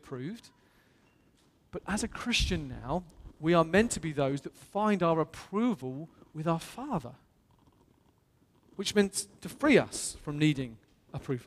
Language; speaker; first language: English; native; English